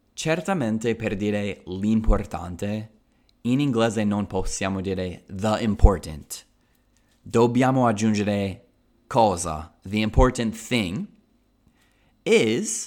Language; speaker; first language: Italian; non-native, fluent; English